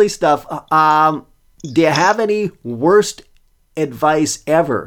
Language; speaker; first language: English; native; English